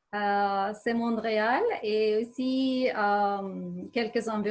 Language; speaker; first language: French; non-native, learner; Ukrainian